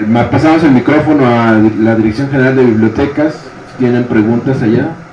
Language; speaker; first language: Spanish; native; Spanish